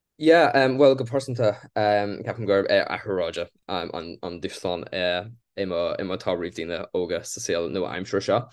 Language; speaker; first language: Irish; non-native, local second language; English